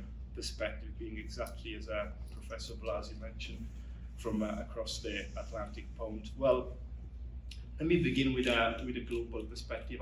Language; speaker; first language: English; non-native, fluent; Italian